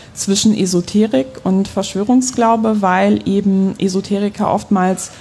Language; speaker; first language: German; early bilingual, other home language; Polish